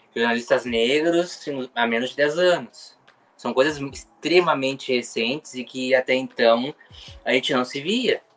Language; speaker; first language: Portuguese; native; Portuguese